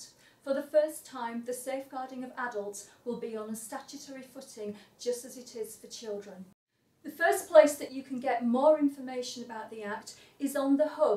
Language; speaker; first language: English; native; English